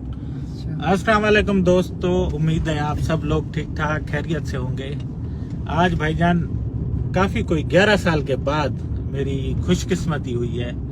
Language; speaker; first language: Hindi; non-native, local second language; Sindhi